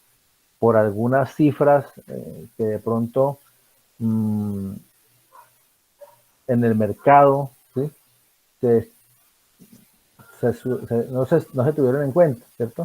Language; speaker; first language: Spanish; native; Spanish